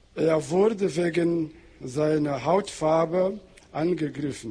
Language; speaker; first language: German; non-native, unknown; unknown